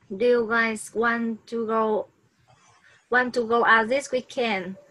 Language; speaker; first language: English; non-native, learner; Vietnamese